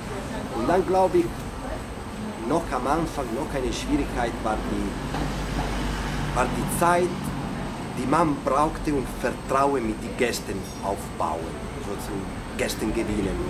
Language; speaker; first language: German; non-native, learner; Italian